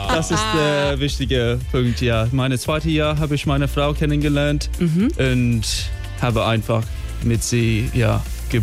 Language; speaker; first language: German; non-native, fluent; English